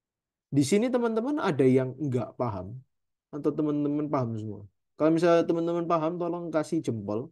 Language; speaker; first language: Indonesian; native; Indonesian